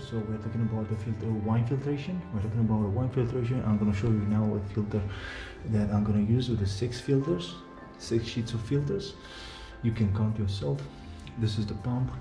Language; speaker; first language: English; non-native, fluent; Romanian